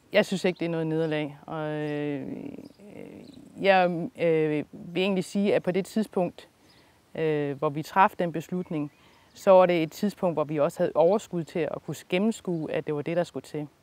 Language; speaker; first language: Danish; native; Danish